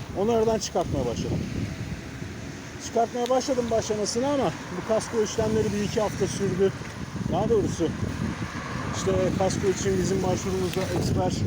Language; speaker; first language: Turkish; native; Turkish